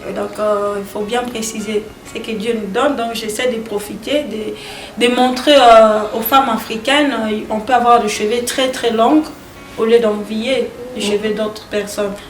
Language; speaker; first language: French; non-native, local second language; Lingala